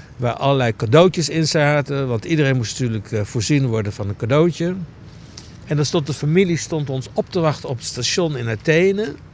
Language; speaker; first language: Dutch; early bilingual, other home language; Greek